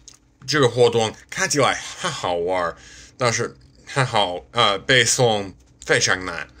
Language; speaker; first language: Chinese; non-native, learner; English